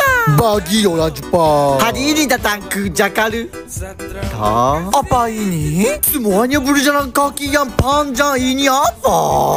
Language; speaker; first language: Indonesian; non-native, learner; Japanese